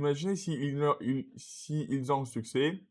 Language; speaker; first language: French; non-native, learner; Russian